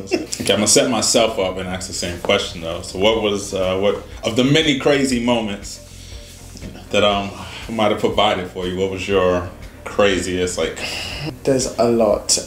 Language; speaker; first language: English; native; English